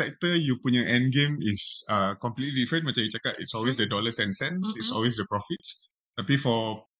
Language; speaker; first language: English; non-native, local second language; Malay